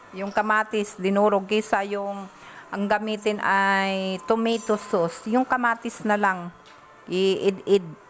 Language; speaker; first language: Filipino; non-native, local second language; Bikol